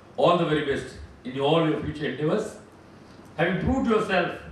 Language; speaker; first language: English; non-native, local second language; Sinhala